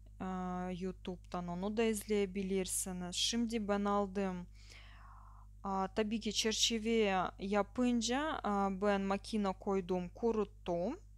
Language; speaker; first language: Turkish; non-native, learner; Russian